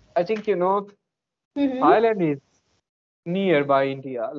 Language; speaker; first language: English; non-native, local second language; Hindi